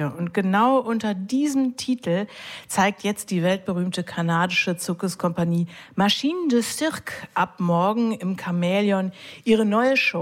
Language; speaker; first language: German; native; German